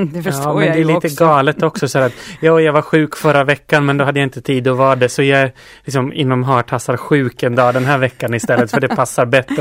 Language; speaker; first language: Swedish; native; Swedish